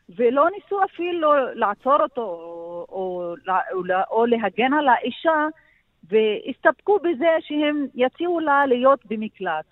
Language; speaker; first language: Hebrew; non-native, local second language; Arabic